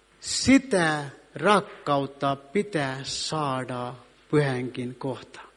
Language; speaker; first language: Finnish; non-native, fluent; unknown